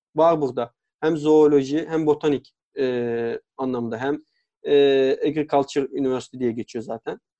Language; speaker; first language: Turkish; native; Turkish